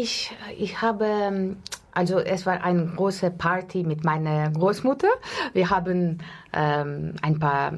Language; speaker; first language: German; non-native, learner; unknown